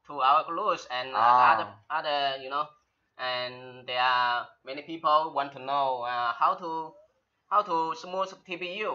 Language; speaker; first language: English; non-native, learner; Chinese